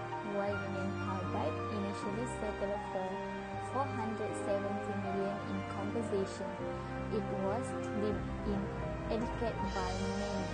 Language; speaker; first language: English; non-native, local second language; Malay